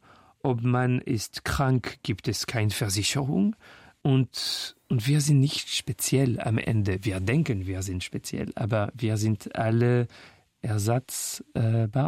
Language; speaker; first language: German; non-native, fluent; French